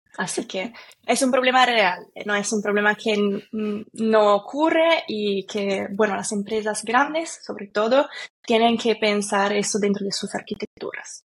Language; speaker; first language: Spanish; non-native, fluent; Italian